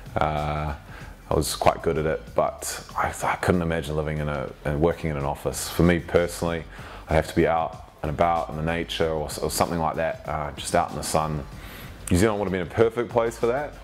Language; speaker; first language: English; native; English